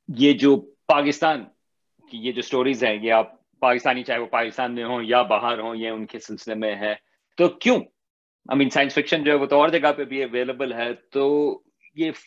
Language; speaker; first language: Urdu; native; Urdu